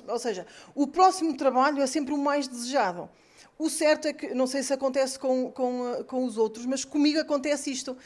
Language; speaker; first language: Portuguese; native; Portuguese